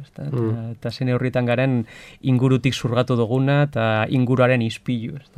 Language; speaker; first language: Basque; non-native, local second language; Spanish